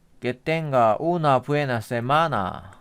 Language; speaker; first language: Spanish; non-native, learner; Korean